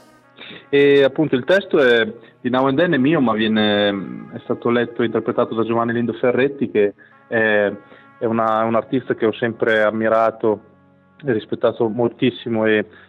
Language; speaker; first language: Italian; native; Italian